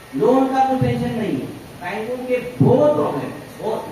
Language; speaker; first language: Hindi; non-native, local second language; Marathi